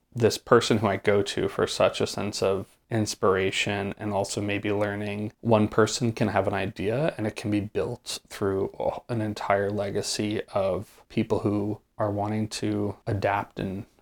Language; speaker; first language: English; native; English